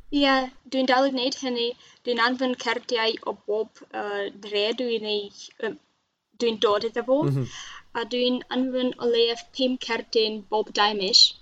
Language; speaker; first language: Welsh; non-native, fluent; Russian